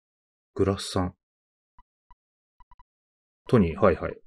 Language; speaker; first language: Japanese; native; Japanese